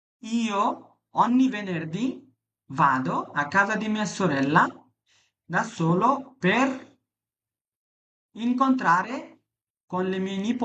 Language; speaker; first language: Italian; non-native, fluent; Bangla